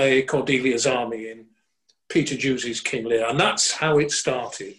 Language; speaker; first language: English; native; English